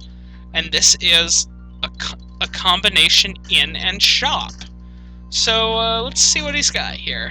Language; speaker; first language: English; native; English